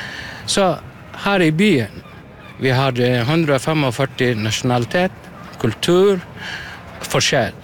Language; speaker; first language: Norwegian; non-native, learner; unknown